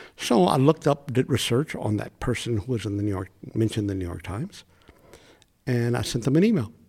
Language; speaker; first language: English; native; English